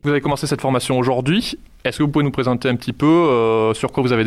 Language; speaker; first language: French; native; French